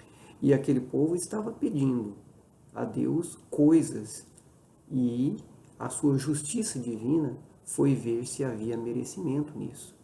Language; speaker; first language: Portuguese; native; Portuguese